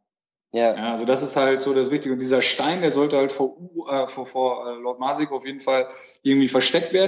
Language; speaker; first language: German; native; German